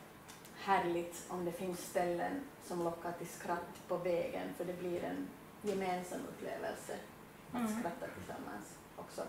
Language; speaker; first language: Swedish; native; Swedish